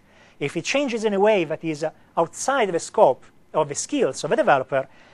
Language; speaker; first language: English; non-native, fluent; Italian